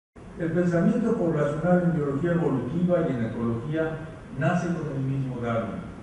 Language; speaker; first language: Spanish; native; Spanish